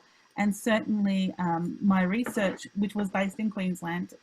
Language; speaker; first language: English; native; English